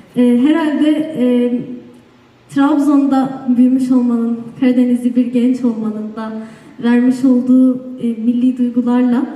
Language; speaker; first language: Turkish; native; Turkish